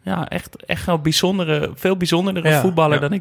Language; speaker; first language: Dutch; native; Dutch